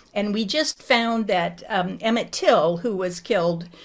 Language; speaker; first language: English; native; English